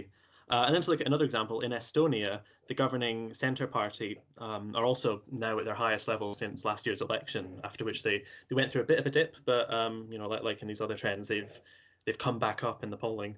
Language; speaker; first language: English; native; English